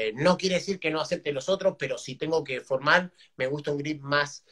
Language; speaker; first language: Spanish; native; Spanish